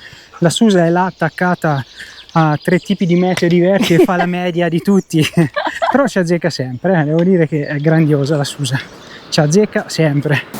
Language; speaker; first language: Italian; native; Italian